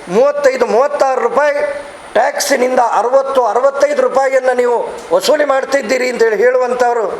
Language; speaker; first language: Kannada; native; Kannada